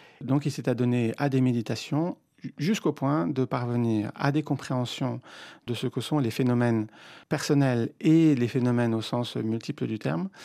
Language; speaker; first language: French; native; French